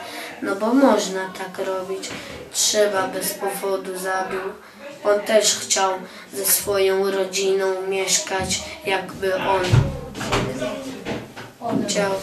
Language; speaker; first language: Polish; early bilingual, other home language; Chechen